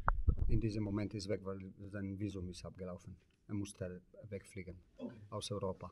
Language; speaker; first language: German; non-native, learner; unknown